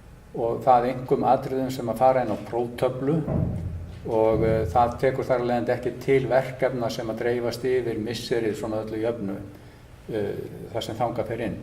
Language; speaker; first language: Icelandic; native; Icelandic